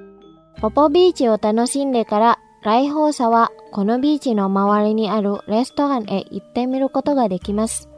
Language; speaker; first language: Japanese; non-native, fluent; Indonesian